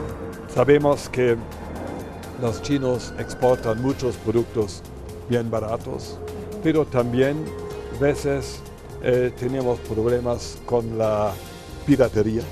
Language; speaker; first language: Spanish; non-native, fluent; German